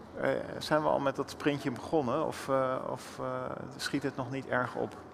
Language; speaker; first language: Dutch; native; Dutch